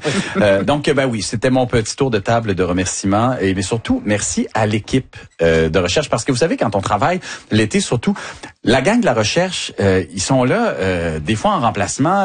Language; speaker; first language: French; native; French